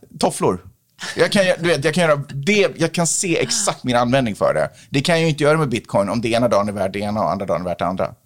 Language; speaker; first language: Swedish; native; Swedish